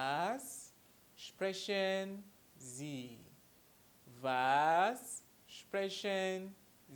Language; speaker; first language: German; non-native, fluent; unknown